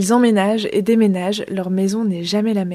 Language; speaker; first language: French; native; French